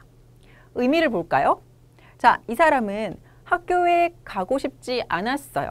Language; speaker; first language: Korean; native; Korean